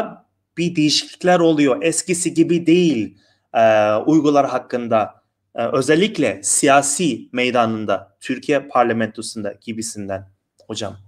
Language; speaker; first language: Turkish; non-native, fluent; Uyghur